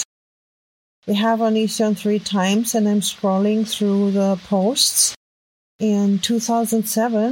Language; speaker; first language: English; non-native, fluent; German